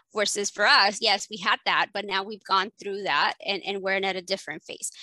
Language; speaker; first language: English; early bilingual, other home language; Spanish